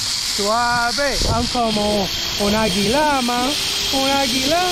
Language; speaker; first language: Spanish; non-native, learner; English